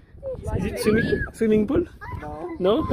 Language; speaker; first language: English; non-native, learner; French